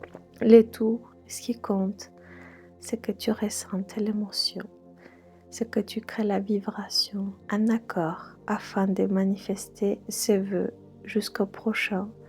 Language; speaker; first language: French; non-native, fluent; Spanish